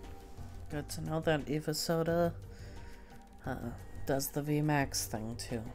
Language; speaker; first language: English; native; English